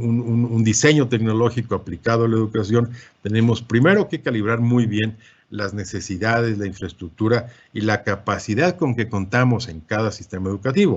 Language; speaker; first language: Spanish; native; Spanish